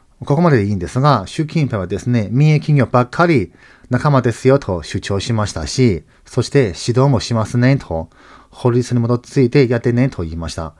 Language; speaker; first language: Japanese; non-native, fluent; Chinese